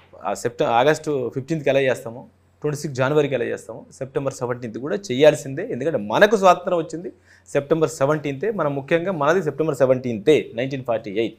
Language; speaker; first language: Telugu; native; Telugu